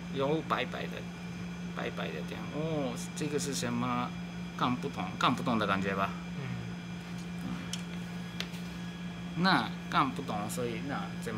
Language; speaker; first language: Chinese; non-native, learner; Japanese